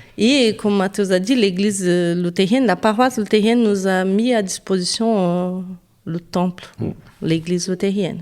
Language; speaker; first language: French; non-native, fluent; Portuguese